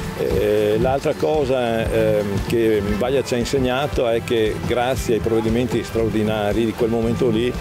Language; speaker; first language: Italian; native; Italian